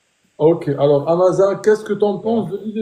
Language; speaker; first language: French; native; French